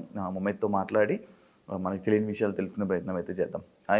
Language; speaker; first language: Telugu; native; Telugu